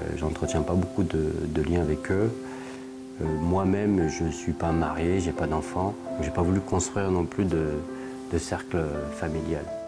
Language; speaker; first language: French; native; French